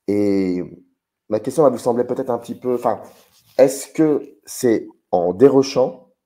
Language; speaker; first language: French; native; French